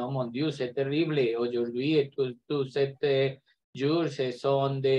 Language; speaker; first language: French; non-native, learner; Spanish